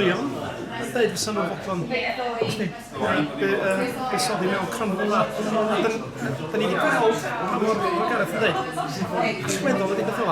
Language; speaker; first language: Welsh; native; Welsh